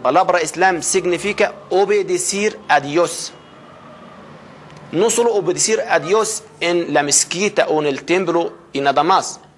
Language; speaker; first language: Spanish; non-native, fluent; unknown